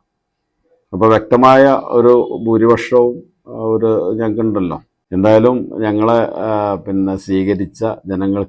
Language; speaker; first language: Malayalam; native; Malayalam